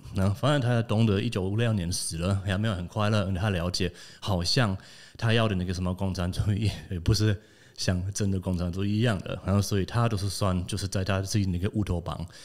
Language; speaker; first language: Chinese; non-native, fluent; German